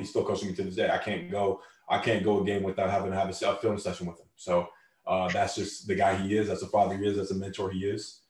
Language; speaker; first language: English; native; English